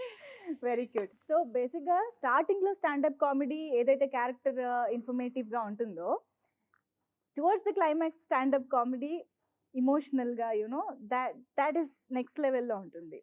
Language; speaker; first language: Telugu; native; Telugu